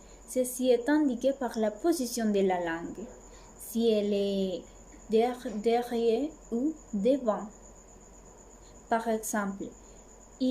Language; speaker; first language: French; non-native, learner; Spanish